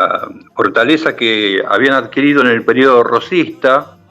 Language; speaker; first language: Spanish; native; Spanish